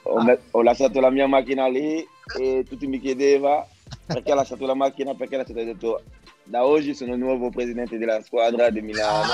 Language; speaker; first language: Italian; non-native, fluent; French